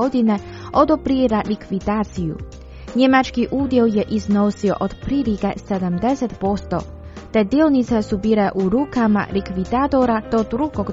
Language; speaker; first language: Croatian; non-native, fluent; Chinese